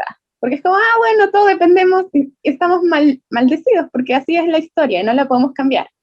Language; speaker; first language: Spanish; native; Spanish